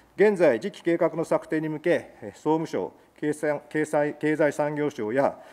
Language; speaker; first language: Japanese; native; Japanese